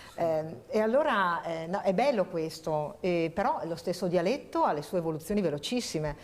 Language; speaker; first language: Italian; native; Italian